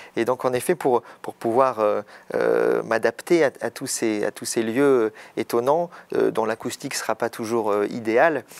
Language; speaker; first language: French; native; French